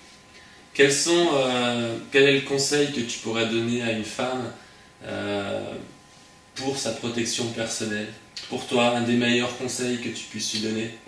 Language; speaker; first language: French; native; French